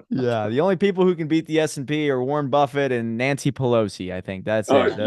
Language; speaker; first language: English; native; English